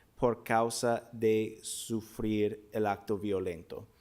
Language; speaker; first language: Spanish; non-native, fluent; English